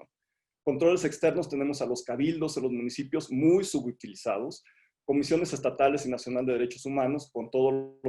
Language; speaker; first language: Spanish; native; Spanish